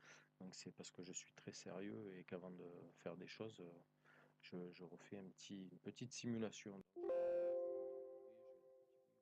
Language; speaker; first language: French; native; French